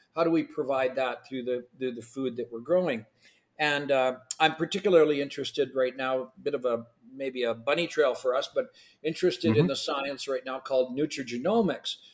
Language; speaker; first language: English; non-native, fluent; Ukrainian